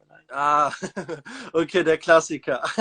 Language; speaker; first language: German; native; German